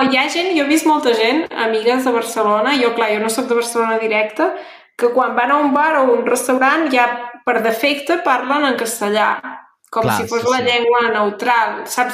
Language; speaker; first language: Catalan; native; Catalan